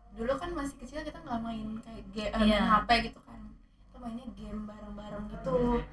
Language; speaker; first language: Indonesian; native; Indonesian